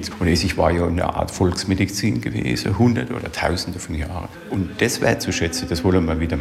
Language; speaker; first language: German; native; German